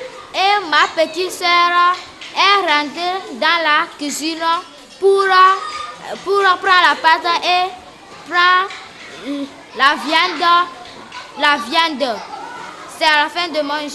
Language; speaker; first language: French; non-native, learner; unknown